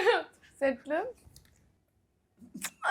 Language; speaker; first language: Tamil; non-native, learner; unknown